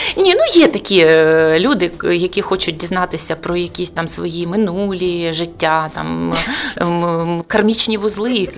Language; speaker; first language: Ukrainian; non-native, local second language; Russian